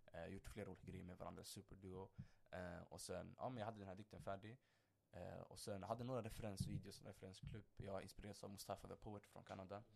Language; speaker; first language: Swedish; early bilingual, other home language; Somali